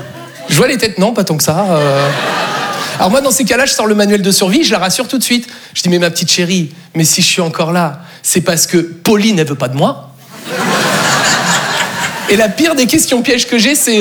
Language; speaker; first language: French; native; French